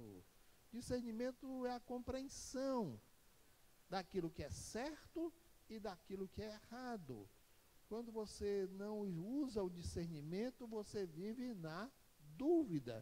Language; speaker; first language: Portuguese; native; Portuguese